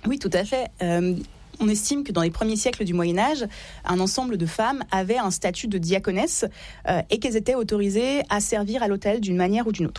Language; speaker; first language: French; native; French